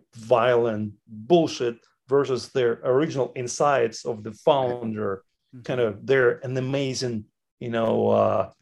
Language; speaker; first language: English; non-native, fluent; Russian